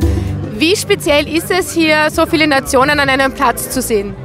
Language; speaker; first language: German; native; German